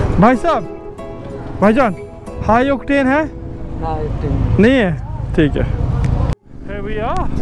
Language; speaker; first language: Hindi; early bilingual, heritage; Urdu